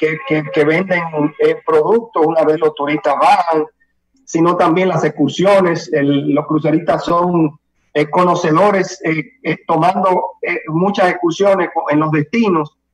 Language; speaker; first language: Spanish; native; Spanish